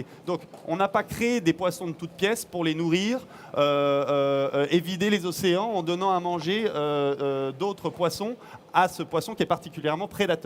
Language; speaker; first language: French; native; French